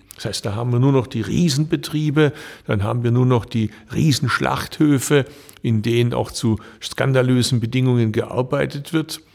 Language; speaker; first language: German; early bilingual, other home language; Turkish